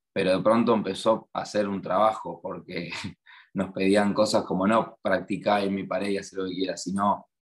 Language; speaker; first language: Spanish; native; Spanish